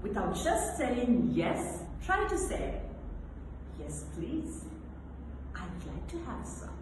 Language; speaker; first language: English; non-native, local second language; Sinhala